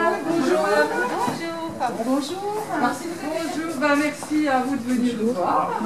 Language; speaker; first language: French; non-native, local second language; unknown